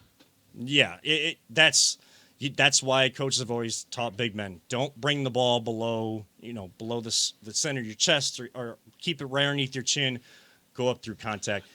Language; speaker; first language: English; native; English